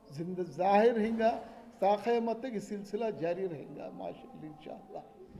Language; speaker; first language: Hindi; non-native, local second language; Urdu